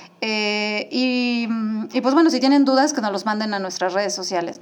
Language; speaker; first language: Spanish; native; Spanish